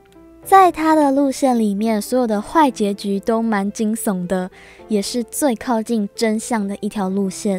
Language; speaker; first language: Chinese; native; Chinese